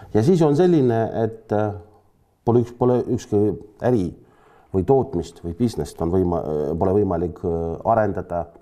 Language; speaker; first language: Estonian; non-native, local second language; Russian